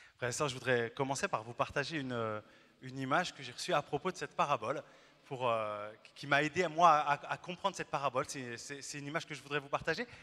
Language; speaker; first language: French; native; French